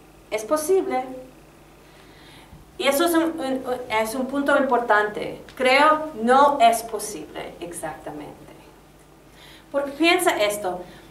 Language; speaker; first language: Spanish; non-native, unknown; English